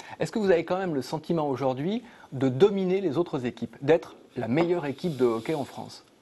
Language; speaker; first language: French; native; French